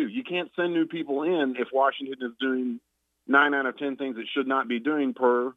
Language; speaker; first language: English; non-native, fluent; Spanish